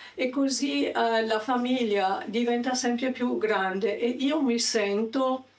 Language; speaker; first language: Italian; non-native, learner; German